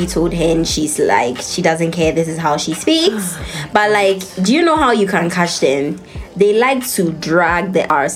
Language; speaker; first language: English; non-native, local second language; Akan